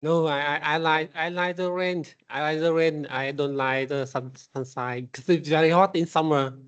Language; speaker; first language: English; non-native, learner; Vietnamese